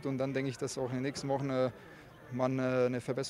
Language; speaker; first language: German; native; German